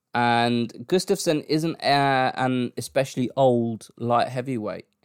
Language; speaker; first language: English; native; English